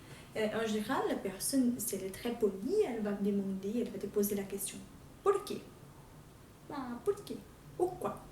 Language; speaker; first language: French; non-native, fluent; Portuguese